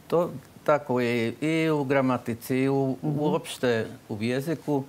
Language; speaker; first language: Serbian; non-native, local second language; Slovak